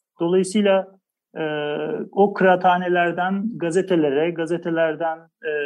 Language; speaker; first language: Turkish; native; Turkish